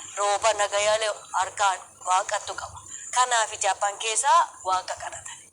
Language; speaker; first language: Oromo; non-native, fluent; Japanese